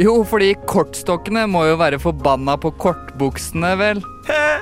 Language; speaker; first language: Norwegian; native; Norwegian